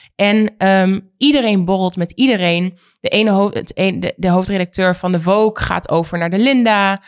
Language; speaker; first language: Dutch; native; Dutch